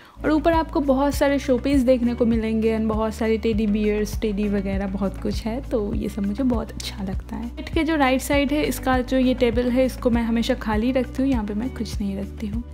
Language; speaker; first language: Hindi; non-native, local second language; Bangla